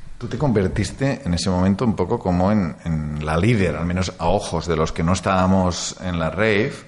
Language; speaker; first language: Spanish; native; Spanish